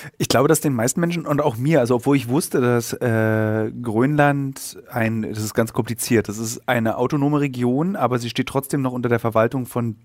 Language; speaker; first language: German; native; German